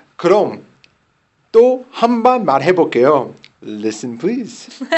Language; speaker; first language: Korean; non-native, learner; English